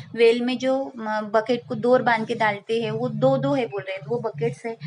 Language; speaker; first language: Hindi; non-native, local second language; Marathi